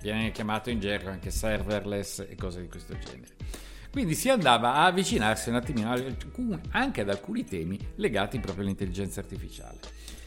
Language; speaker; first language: Italian; native; Italian